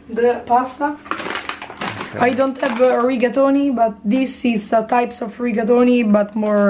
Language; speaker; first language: English; non-native, learner; Italian